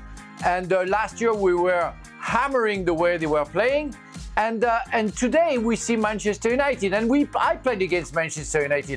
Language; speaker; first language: English; non-native, fluent; French